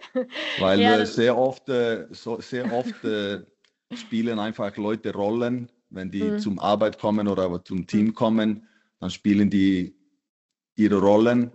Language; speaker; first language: German; non-native, fluent; Icelandic